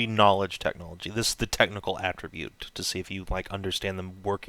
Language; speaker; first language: English; native; English